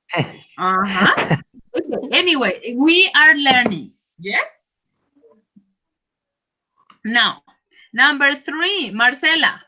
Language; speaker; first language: English; non-native, fluent; Spanish